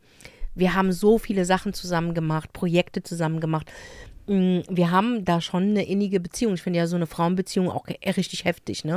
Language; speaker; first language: German; native; German